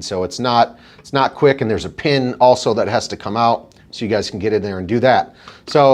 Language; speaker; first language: English; native; English